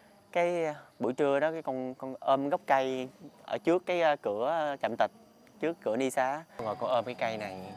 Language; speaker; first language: Vietnamese; native; Vietnamese